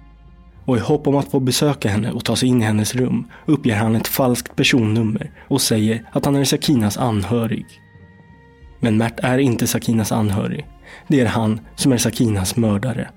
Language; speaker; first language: Swedish; native; Swedish